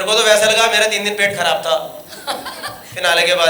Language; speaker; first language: Hindi; native; Hindi